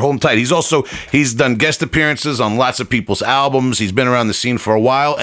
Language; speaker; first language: English; native; English